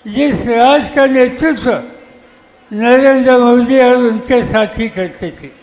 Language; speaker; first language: Hindi; non-native, local second language; Marathi